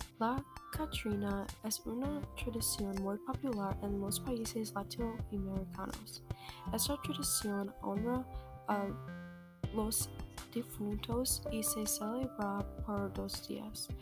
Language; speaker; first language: Spanish; non-native, learner; English